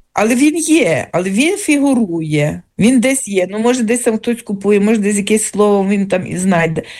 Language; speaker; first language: Ukrainian; native; Ukrainian